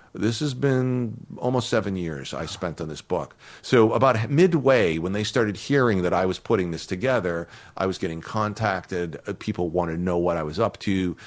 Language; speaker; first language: English; native; English